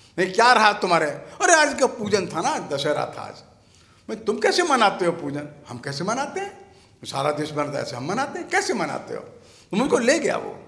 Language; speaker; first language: Hindi; native; Hindi